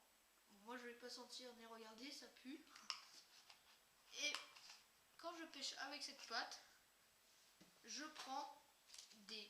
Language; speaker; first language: French; native; French